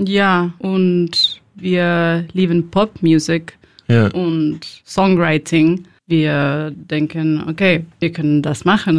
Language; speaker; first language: German; non-native, learner; Spanish